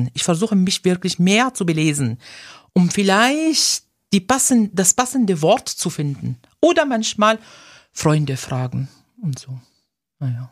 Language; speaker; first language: German; non-native, fluent; Arabic